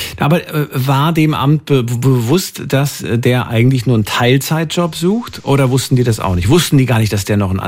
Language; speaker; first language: German; native; German